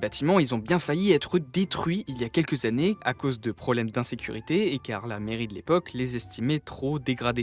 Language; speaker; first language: French; native; French